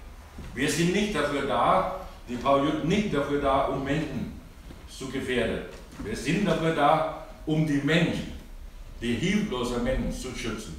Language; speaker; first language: German; non-native, learner; Thai